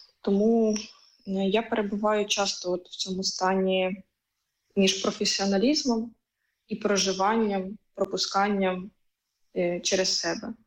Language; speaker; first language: Ukrainian; native; Ukrainian